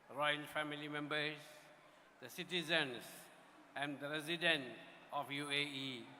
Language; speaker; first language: English; non-native, local second language; Malayalam